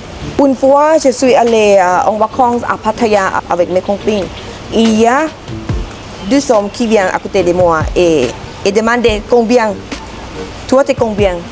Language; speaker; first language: French; non-native, learner; Thai